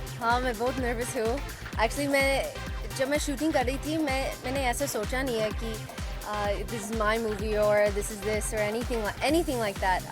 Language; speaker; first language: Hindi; non-native, learner; English